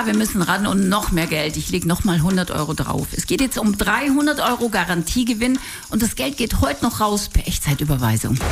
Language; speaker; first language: German; native; German